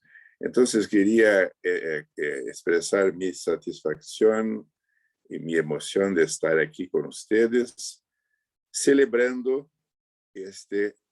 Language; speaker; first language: Spanish; non-native, fluent; Portuguese